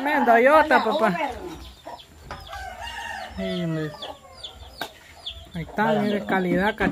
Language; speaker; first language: Spanish; native; Spanish